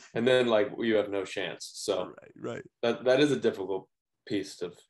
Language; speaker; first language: English; native; English